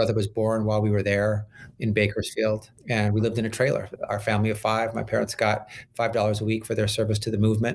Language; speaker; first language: English; native; English